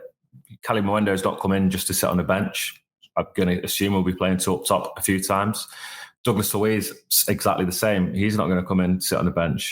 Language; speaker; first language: English; native; English